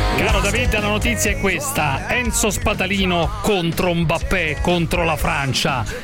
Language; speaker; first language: Italian; native; Italian